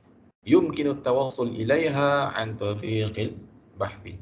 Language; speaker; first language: Arabic; non-native, fluent; Malay